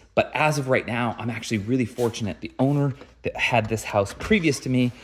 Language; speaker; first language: English; native; English